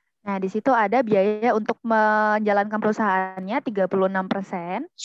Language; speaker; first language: Indonesian; native; Indonesian